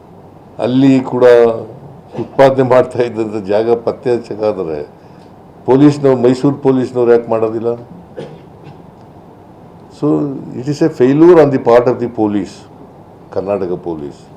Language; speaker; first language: Kannada; native; Kannada